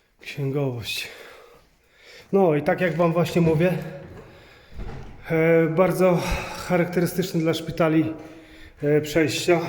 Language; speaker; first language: Polish; native; Polish